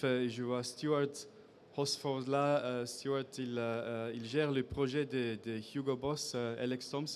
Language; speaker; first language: French; non-native, fluent; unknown